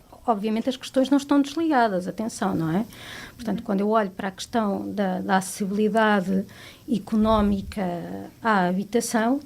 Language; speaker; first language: Portuguese; native; Portuguese